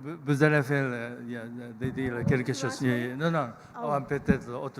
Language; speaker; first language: French; non-native, learner; Japanese